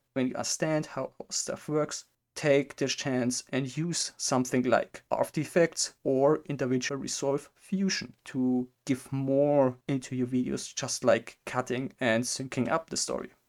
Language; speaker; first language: English; non-native, fluent; German